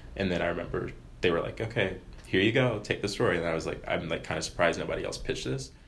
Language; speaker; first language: English; native; English